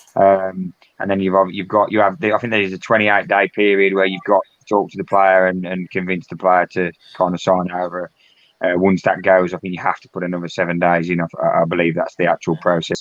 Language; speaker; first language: English; native; English